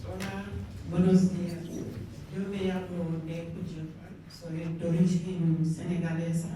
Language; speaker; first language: Spanish; non-native, local second language; Wolof